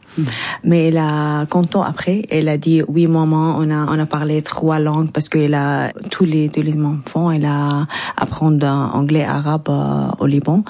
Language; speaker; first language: French; non-native, learner; Arabic